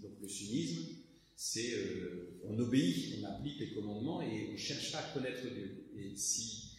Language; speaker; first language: French; native; French